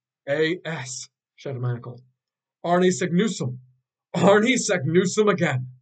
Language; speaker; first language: English; native; English